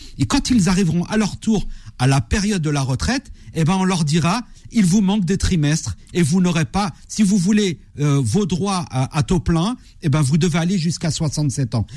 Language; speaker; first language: French; native; French